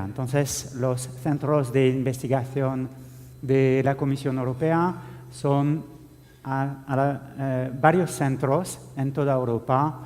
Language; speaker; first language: Spanish; non-native, fluent; French